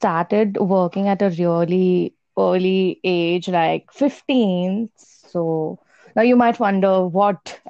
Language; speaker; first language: English; non-native, local second language; Hindi